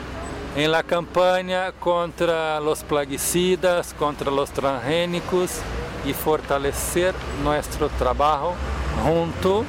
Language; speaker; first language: Spanish; non-native, fluent; Portuguese